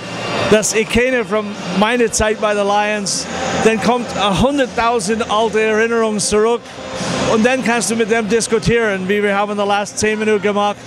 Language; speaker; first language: German; non-native, fluent; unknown